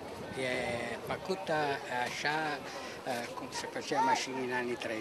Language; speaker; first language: Romanian; non-native, fluent; Italian